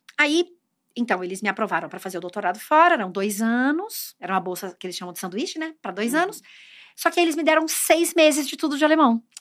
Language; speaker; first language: Portuguese; native; Portuguese